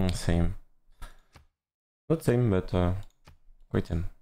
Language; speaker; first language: English; non-native, learner; French